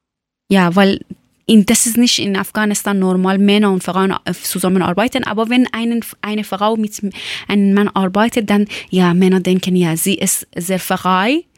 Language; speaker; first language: German; non-native, learner; Persian